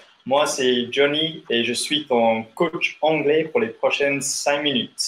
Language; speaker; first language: French; non-native, fluent; English